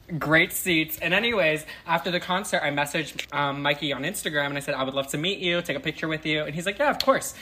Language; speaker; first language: English; native; English